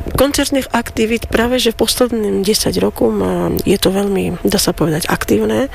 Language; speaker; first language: Slovak; non-native, fluent; Armenian